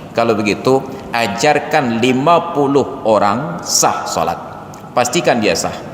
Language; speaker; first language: Malay; non-native, local second language; Achinese